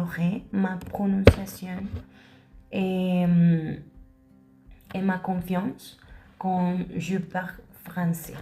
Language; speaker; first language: French; non-native, learner; Spanish